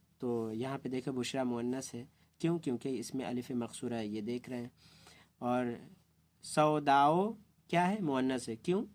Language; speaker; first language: Urdu; native; Urdu